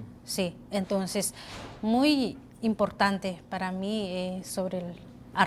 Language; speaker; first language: Spanish; non-native, local second language; Kʼicheʼ